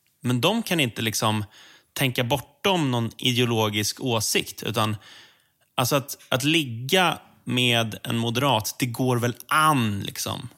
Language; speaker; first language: Swedish; native; Swedish